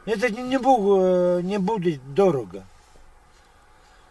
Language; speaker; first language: Russian; native; Russian